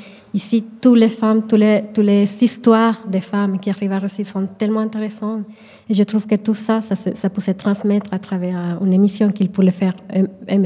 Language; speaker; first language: French; non-native, fluent; Spanish